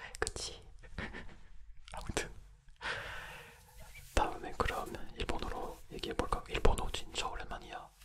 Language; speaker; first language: Korean; non-native, fluent; French